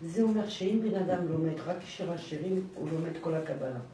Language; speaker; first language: Hebrew; non-native, fluent; French